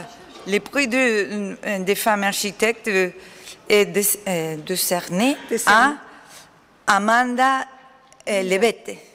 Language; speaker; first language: French; non-native, learner; Spanish